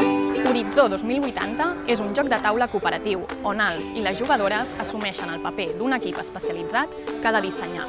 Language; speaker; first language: Catalan; native; Catalan